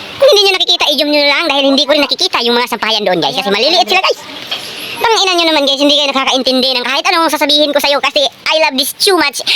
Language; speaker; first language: Filipino; non-native, local second language; Cebuano